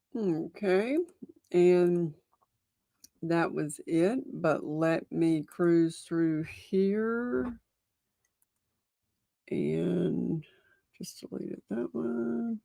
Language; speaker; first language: English; native; English